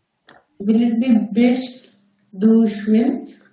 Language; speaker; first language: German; non-native, learner; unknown